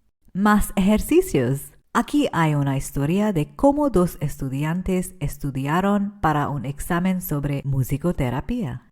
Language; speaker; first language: Spanish; non-native, fluent; English